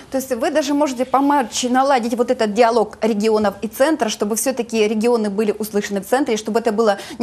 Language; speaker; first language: Russian; native; Russian